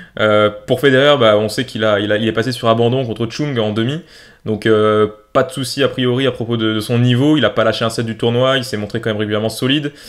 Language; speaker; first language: French; native; French